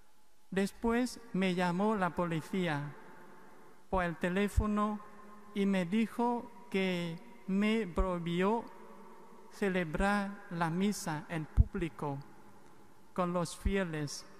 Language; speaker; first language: Spanish; non-native, fluent; Vietnamese